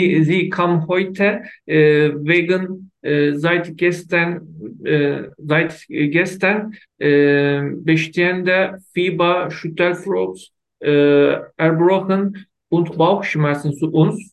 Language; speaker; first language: German; non-native, learner; Turkish